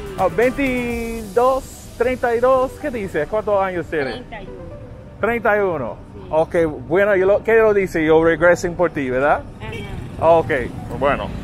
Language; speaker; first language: Spanish; non-native, learner; English